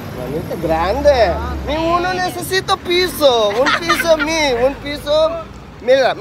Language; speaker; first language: Spanish; non-native, learner; Telugu